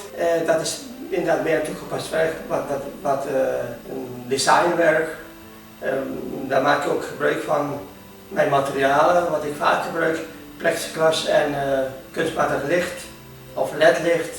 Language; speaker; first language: Dutch; non-native, fluent; Hungarian